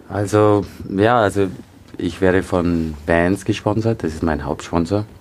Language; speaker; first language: German; early bilingual, other home language; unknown